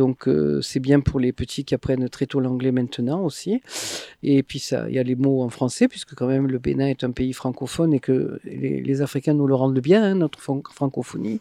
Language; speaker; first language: French; native; French